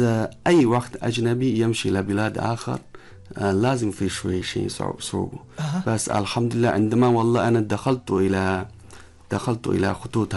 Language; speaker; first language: Arabic; non-native, learner; Chinese